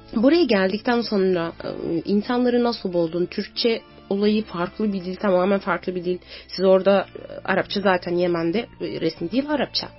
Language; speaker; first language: Turkish; native; Turkish